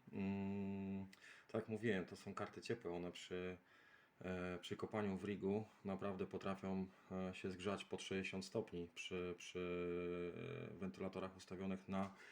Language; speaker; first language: Polish; native; Polish